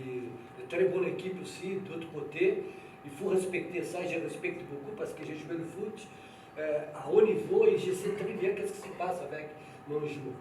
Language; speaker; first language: French; non-native, fluent; Portuguese